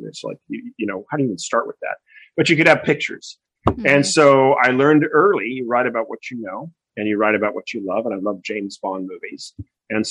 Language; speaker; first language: English; native; English